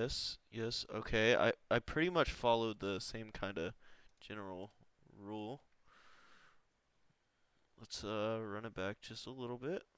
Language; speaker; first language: English; native; English